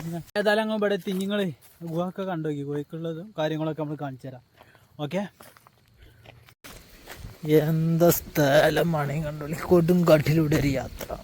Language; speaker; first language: Malayalam; native; Malayalam